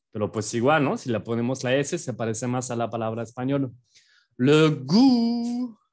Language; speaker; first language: Spanish; non-native, fluent; French